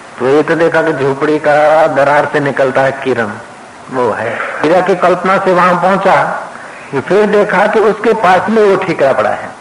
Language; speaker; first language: Hindi; non-native, local second language; Sindhi